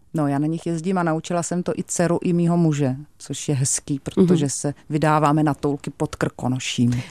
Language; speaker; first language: Czech; native; Czech